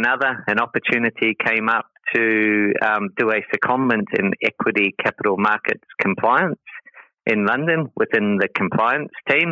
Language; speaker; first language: English; native; English